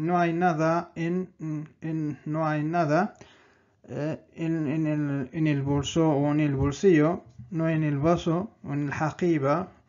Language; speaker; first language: Spanish; non-native, fluent; Arabic